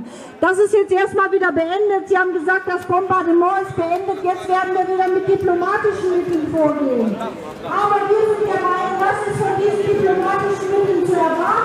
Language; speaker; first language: German; native; German